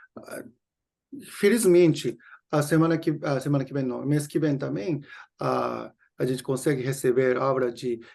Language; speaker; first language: Portuguese; non-native, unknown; Japanese